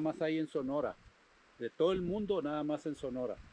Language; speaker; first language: Spanish; native; Spanish